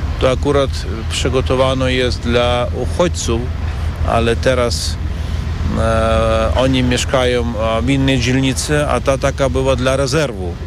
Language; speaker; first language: Polish; non-native, learner; Ukrainian